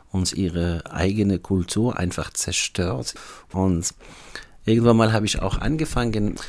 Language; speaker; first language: German; non-native, fluent; Arabic